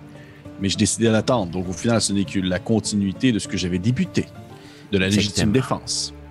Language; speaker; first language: French; native; French